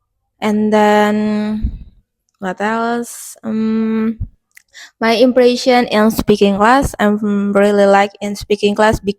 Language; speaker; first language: English; non-native, learner; Indonesian